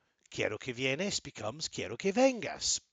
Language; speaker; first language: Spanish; non-native, fluent; English